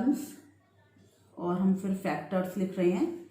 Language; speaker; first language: Hindi; native; Hindi